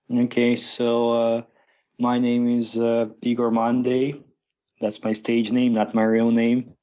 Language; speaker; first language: English; non-native, fluent; Croatian